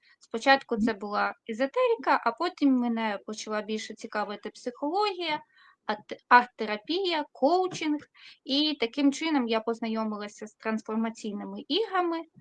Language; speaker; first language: Ukrainian; non-native, local second language; Russian